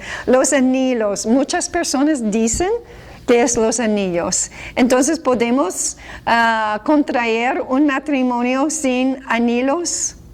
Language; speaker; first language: Spanish; non-native, fluent; English